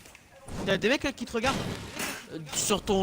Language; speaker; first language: French; native; French